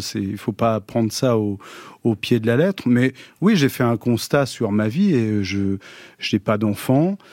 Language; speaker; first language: French; native; French